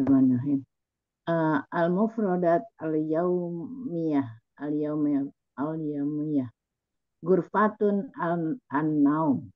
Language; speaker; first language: Arabic; non-native, learner; Indonesian